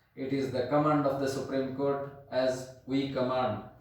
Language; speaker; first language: English; non-native, local second language; Kannada